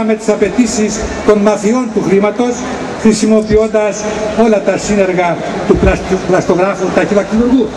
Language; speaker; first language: Greek; native; Greek